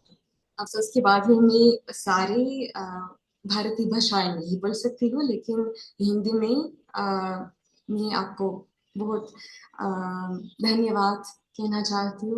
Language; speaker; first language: Hindi; non-native, fluent; Ukrainian